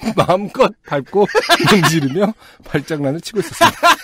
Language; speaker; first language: Korean; native; Korean